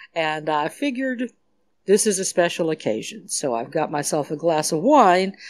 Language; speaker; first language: English; native; English